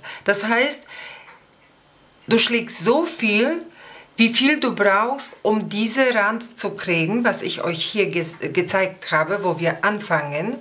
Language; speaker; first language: German; non-native, fluent; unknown